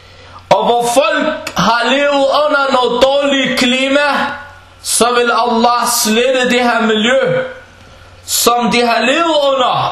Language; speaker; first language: Danish; non-native, fluent; Arabic